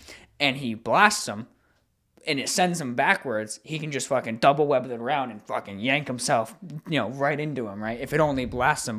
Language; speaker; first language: English; native; English